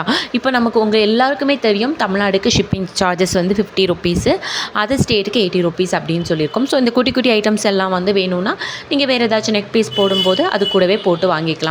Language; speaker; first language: Tamil; native; Tamil